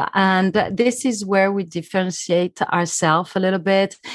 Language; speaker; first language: English; non-native, fluent; French